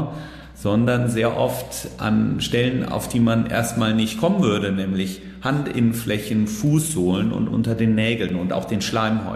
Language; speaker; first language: German; native; German